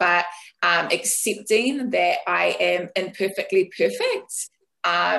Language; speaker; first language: English; native; English